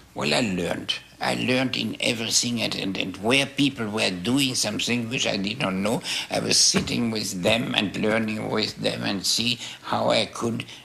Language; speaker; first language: English; non-native, fluent; German